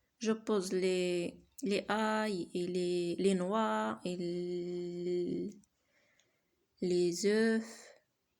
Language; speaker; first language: French; non-native, learner; Arabic